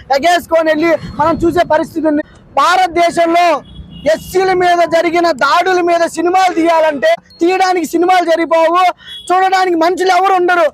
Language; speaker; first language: Telugu; native; Telugu